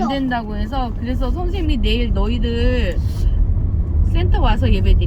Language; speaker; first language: Korean; early bilingual, other home language; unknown